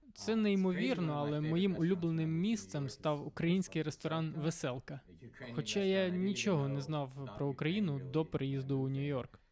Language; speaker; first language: Ukrainian; non-native, fluent; English